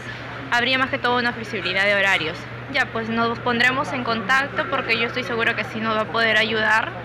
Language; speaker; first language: Spanish; native; Spanish